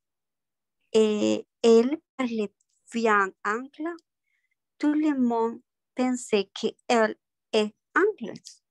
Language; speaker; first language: French; non-native, learner; Spanish